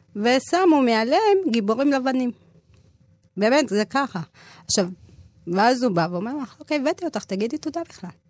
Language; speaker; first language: Hebrew; early bilingual, other home language; Amharic